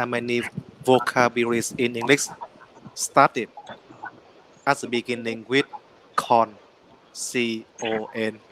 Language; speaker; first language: English; non-native, learner; Vietnamese